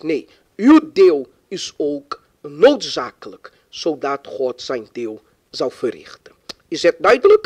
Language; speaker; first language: Dutch; non-native, fluent; Portuguese